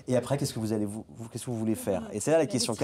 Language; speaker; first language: French; native; French